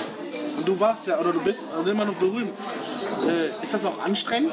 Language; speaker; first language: German; native; German